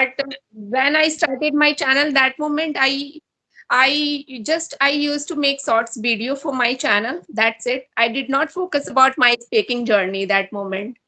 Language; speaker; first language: English; non-native, learner; Hindi